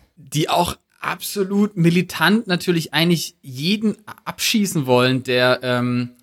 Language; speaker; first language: German; native; German